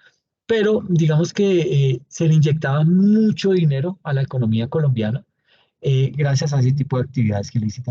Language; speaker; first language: Spanish; native; Spanish